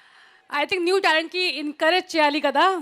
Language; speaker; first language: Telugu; non-native, learner; Hindi